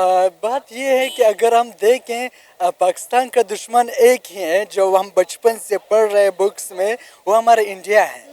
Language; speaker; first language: Hindi; non-native, local second language; Pashto